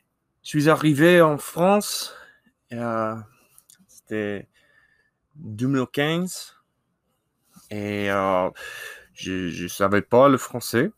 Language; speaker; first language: French; non-native, learner; English